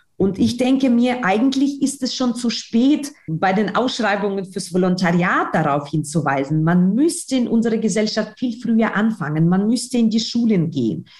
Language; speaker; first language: German; non-native, fluent; Russian